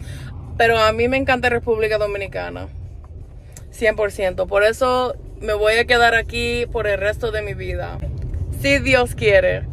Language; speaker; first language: Spanish; non-native, fluent; English